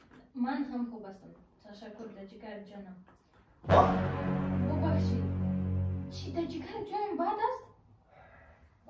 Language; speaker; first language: Persian; non-native, learner; German